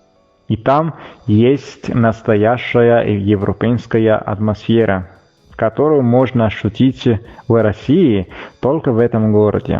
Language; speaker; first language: Russian; non-native, fluent; Italian